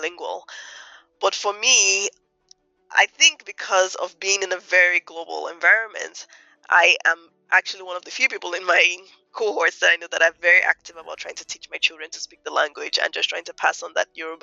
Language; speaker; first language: English; non-native, local second language; Yoruba